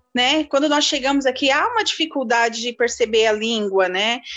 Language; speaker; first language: Portuguese; native; Portuguese